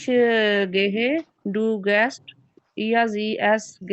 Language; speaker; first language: German; non-native, learner; Urdu